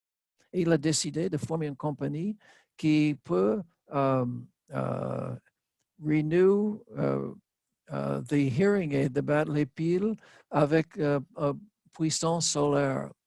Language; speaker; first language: French; non-native, learner; English